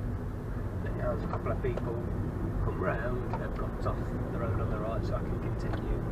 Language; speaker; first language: English; native; English